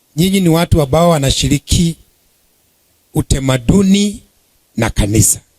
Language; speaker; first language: Swahili; non-native, local second language; Kikuyu